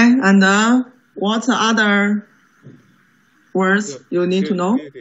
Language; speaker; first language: English; non-native, learner; Chinese